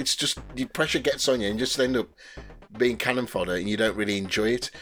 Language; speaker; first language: English; native; English